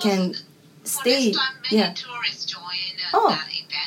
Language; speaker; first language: English; non-native, learner; Japanese